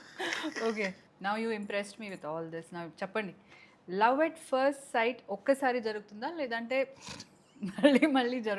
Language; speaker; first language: Telugu; non-native, fluent; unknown